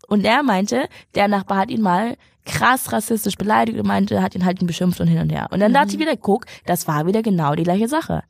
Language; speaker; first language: German; native; German